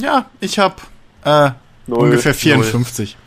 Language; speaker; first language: German; native; German